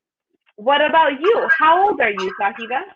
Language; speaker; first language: English; non-native, fluent; Spanish